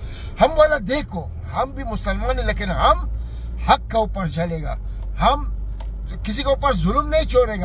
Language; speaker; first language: Hindi; non-native, learner; Arabic